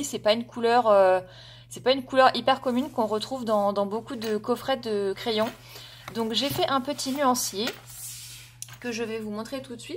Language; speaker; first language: French; native; French